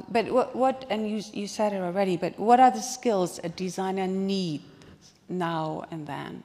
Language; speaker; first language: English; non-native, fluent; German